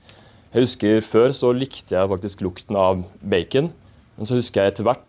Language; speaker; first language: Norwegian; native; Norwegian